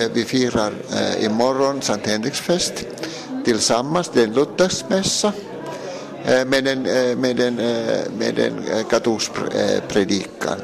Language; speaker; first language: Swedish; non-native, local second language; Finnish